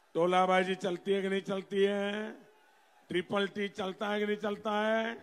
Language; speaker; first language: Hindi; non-native, local second language; Gujarati